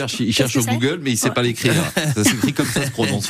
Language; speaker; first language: French; native; French